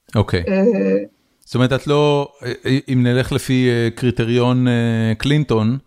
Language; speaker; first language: Hebrew; native; Hebrew